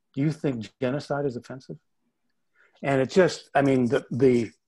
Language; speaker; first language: English; native; English